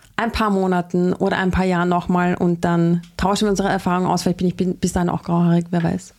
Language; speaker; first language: German; native; German